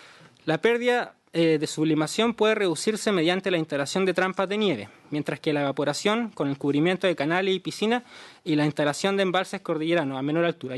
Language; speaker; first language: Spanish; native; Spanish